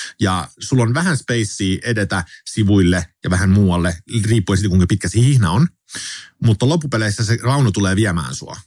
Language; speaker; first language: Finnish; early bilingual, heritage; Finnish